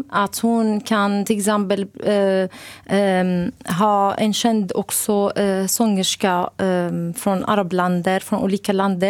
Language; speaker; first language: Swedish; non-native, learner; Arabic